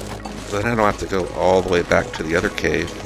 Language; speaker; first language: English; native; English